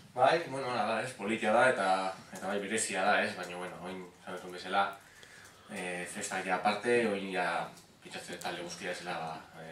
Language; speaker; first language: Basque; native; Basque